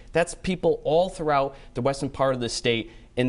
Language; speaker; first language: English; native; English